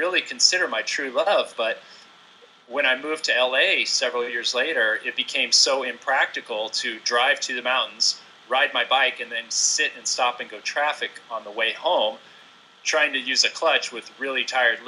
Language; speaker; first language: English; native; English